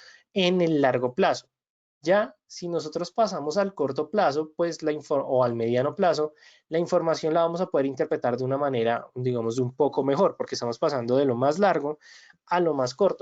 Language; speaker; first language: Spanish; native; Spanish